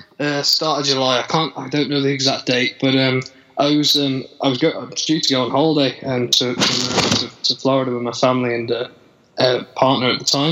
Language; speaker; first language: English; native; English